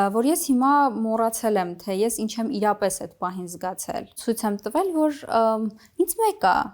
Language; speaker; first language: Armenian; native; Armenian